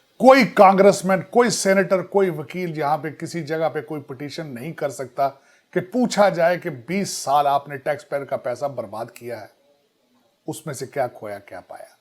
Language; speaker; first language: Urdu; non-native, local second language; Punjabi